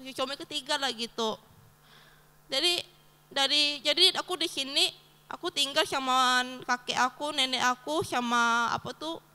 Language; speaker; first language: Indonesian; early bilingual, other home language; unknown